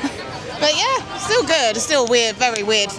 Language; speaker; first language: English; native; English